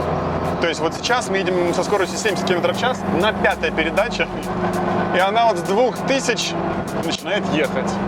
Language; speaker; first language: Russian; native; Russian